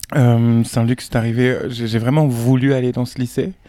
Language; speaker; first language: French; native; French